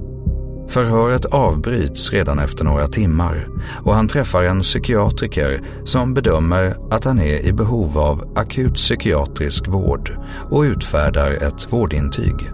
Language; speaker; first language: Swedish; native; Swedish